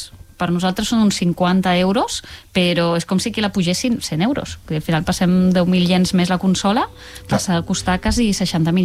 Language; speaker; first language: Catalan; native; Catalan